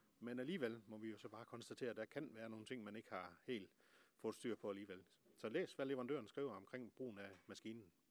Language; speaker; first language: Danish; native; Danish